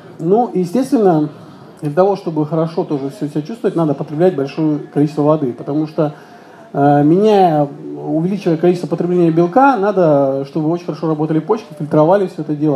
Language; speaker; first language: Russian; native; Russian